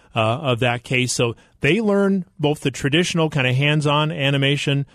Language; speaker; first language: English; native; English